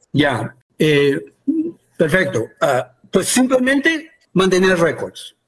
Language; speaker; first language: Spanish; early bilingual, heritage; Spanish